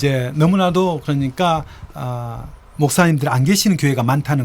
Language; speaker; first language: Korean; native; Korean